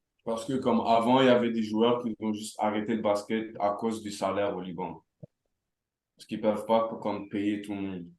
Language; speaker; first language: French; non-native, local second language; Arabic